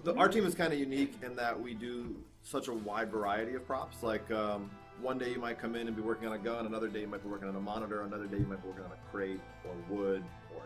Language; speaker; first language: English; native; English